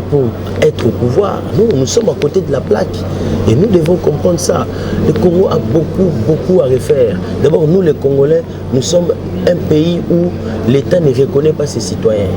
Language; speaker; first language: French; non-native, local second language; Lingala